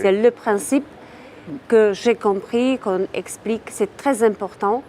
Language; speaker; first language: French; non-native, fluent; Czech